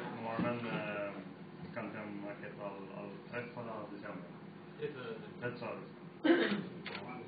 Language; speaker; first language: Catalan; non-native, learner; Swedish